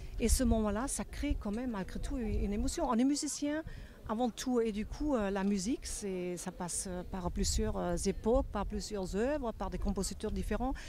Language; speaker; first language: French; non-native, fluent; German